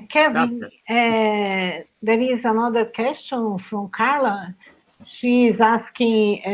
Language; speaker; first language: English; non-native, fluent; Portuguese